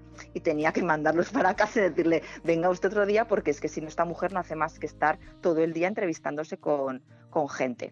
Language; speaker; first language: Spanish; native; Spanish